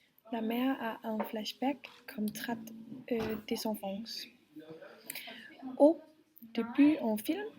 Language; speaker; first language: French; non-native, learner; Danish